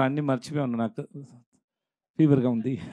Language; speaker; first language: Telugu; non-native, learner; Tamil